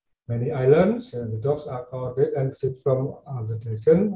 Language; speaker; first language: English; non-native, fluent; Indonesian